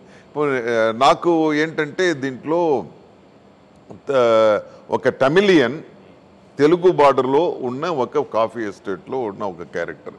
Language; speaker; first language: Telugu; non-native, fluent; Tamil